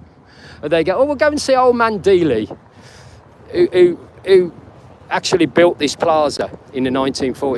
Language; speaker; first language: English; native; English